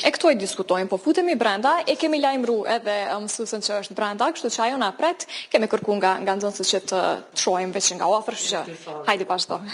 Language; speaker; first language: Albanian; native; Albanian